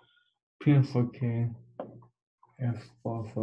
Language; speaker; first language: Spanish; non-native, learner; English